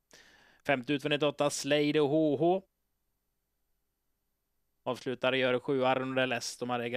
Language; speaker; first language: Swedish; native; Swedish